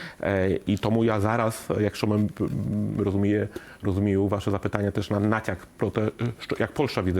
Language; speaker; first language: Polish; non-native, learner; Ukrainian